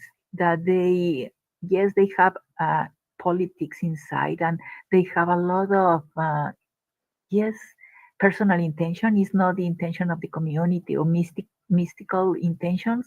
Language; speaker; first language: English; non-native, learner; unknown